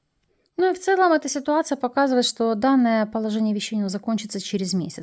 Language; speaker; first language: Russian; native; Russian